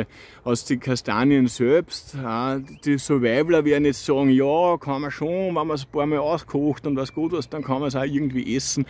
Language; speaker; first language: German; native; German